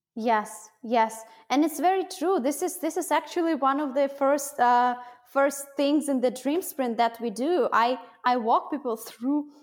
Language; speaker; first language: English; non-native, fluent; Russian